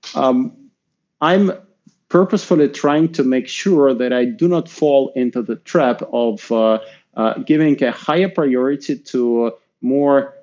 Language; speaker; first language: English; non-native, fluent; Russian